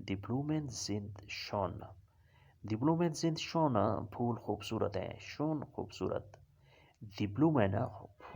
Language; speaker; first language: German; non-native, learner; Urdu